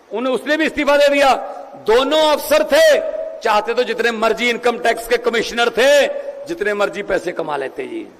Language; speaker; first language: Hindi; non-native, local second language; Punjabi